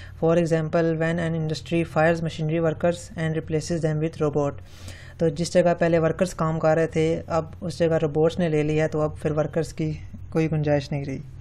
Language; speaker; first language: Urdu; non-native, local second language; Punjabi